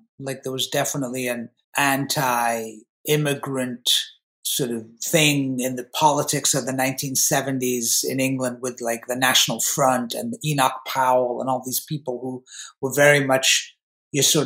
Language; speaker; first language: English; native; English